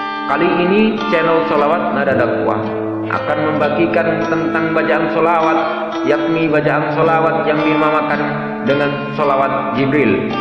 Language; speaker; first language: Indonesian; native; Indonesian